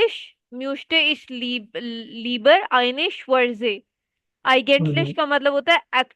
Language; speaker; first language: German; non-native, fluent; Urdu